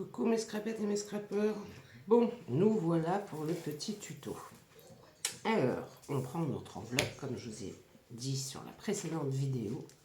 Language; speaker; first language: French; native; French